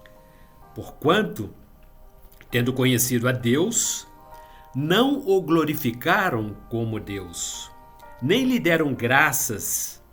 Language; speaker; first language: Portuguese; native; Portuguese